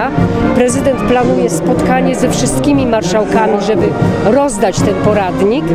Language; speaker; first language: Polish; native; Polish